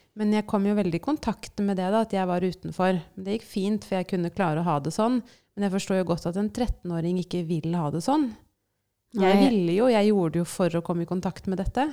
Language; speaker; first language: Norwegian; native; Norwegian